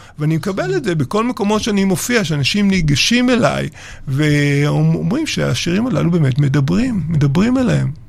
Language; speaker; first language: Hebrew; early bilingual, other home language; Spanish